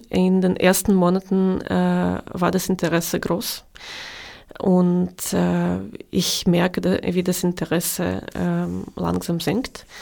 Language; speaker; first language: German; non-native, fluent; Ukrainian